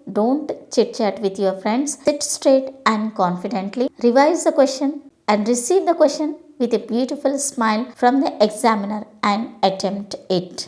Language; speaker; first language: English; non-native, local second language; Telugu